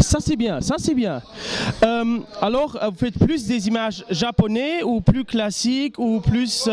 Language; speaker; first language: French; non-native, local second language; Luxembourgish